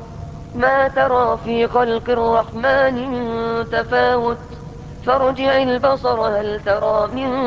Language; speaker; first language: Arabic; native; Arabic